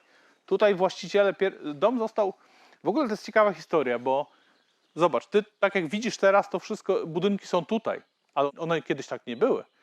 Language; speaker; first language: Polish; native; Polish